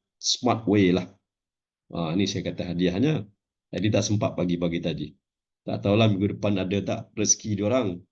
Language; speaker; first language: Malay; native; Malay